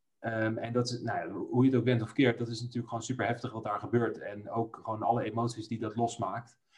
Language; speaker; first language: Dutch; native; Dutch